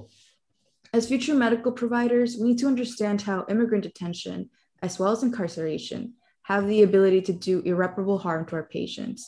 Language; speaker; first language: English; non-native, fluent; Spanish